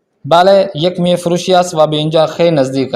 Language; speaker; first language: Persian; non-native, fluent; Urdu